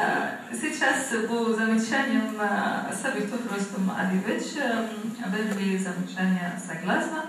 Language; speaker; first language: Russian; non-native, learner; Arabic